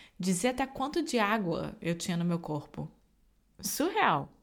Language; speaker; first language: Portuguese; native; Portuguese